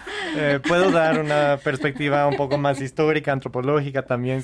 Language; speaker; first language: Spanish; non-native, fluent; English